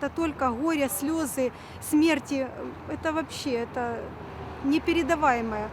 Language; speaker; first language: Russian; native; Russian